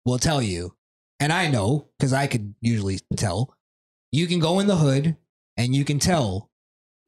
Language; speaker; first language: English; native; English